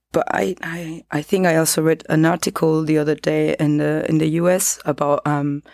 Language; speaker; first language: English; non-native, fluent; Spanish